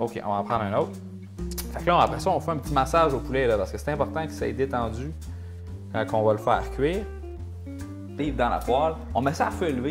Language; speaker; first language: French; native; French